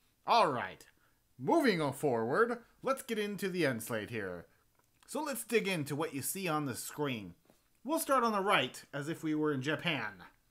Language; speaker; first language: English; native; English